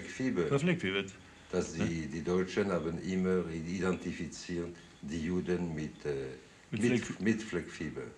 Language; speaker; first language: German; non-native, fluent; French